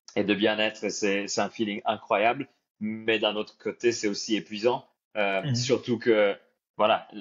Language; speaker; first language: French; native; French